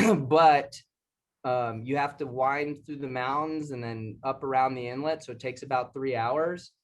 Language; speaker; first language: English; native; English